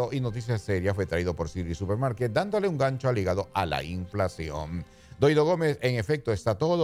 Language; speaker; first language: Spanish; native; Spanish